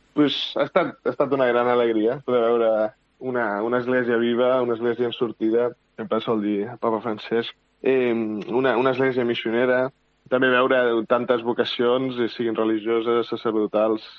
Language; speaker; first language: Catalan; native; Catalan